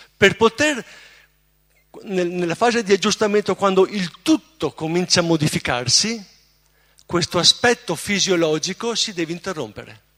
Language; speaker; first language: Italian; native; Italian